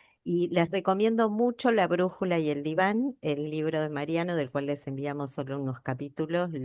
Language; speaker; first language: Spanish; native; Spanish